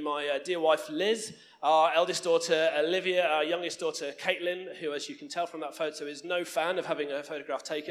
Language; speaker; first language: English; native; English